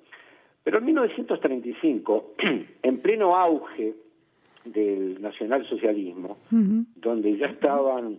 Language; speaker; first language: Spanish; native; Spanish